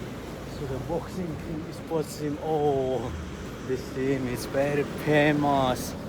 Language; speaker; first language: English; non-native, learner; Nepali